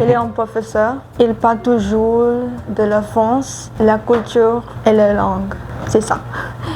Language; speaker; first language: French; non-native, learner; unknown